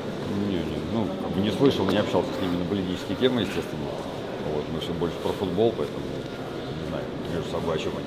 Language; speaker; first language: Russian; native; Russian